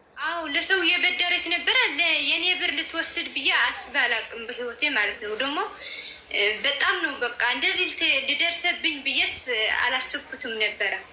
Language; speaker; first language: Amharic; non-native, local second language; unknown